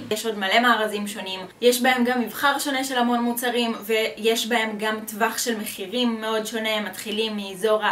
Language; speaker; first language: Hebrew; native; Hebrew